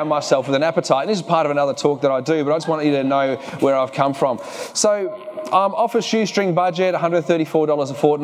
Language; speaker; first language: English; native; English